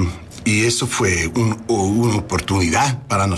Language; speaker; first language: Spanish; non-native, learner; English